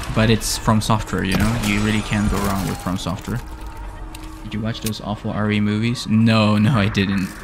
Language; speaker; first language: English; non-native, fluent; Spanish